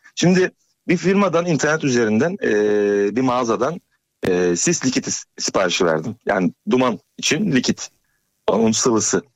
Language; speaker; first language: Turkish; native; Turkish